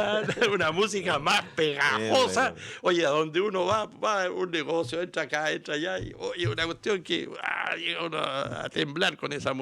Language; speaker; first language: Spanish; native; Spanish